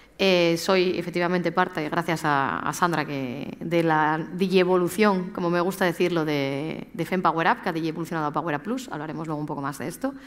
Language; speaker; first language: Spanish; native; Spanish